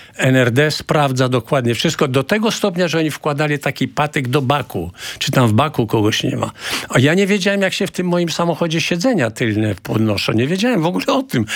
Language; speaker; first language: Polish; native; Polish